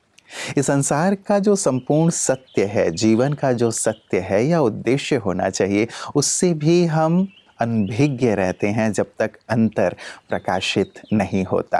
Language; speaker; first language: Hindi; native; Hindi